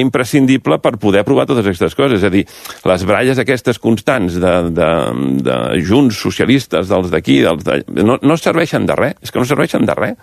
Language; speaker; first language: Catalan; native; Catalan